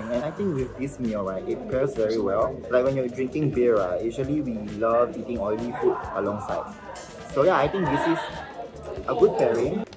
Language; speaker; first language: English; non-native, local second language; Pampanga